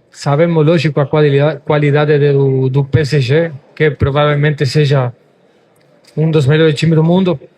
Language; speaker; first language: Portuguese; non-native, fluent; Spanish